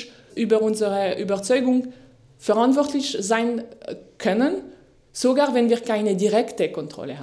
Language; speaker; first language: German; non-native, fluent; French